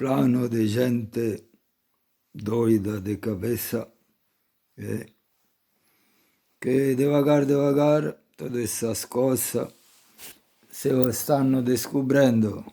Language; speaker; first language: Portuguese; non-native, fluent; Italian